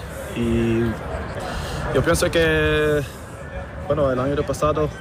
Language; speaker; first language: Spanish; non-native, fluent; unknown